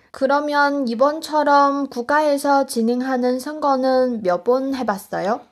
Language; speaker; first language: Korean; non-native, fluent; Chinese